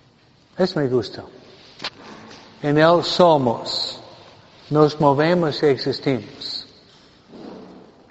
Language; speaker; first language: Spanish; non-native, fluent; English